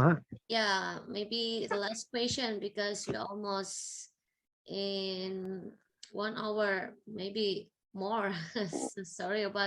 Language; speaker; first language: English; non-native, fluent; Indonesian